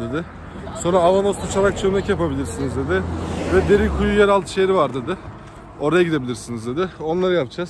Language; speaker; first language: Turkish; native; Turkish